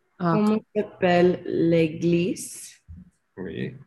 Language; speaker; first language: French; non-native, learner; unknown